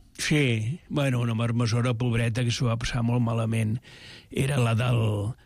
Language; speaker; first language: Catalan; native; Catalan